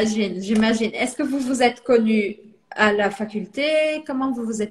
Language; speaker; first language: French; non-native, fluent; Portuguese